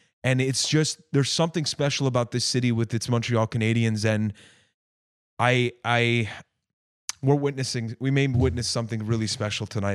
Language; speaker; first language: English; native; English